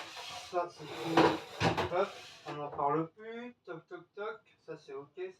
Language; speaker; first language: French; native; French